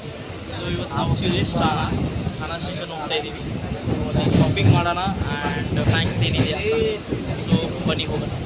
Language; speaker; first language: Kannada; early bilingual, heritage; Kannada